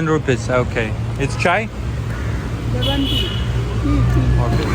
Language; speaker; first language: English; non-native, learner; Russian